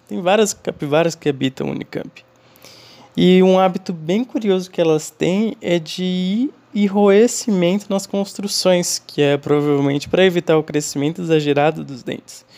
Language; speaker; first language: Portuguese; non-native, fluent; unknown